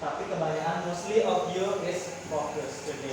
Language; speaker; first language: English; non-native, learner; Indonesian